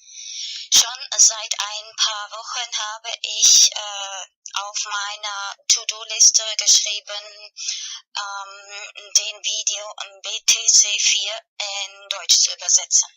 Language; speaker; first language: German; non-native, learner; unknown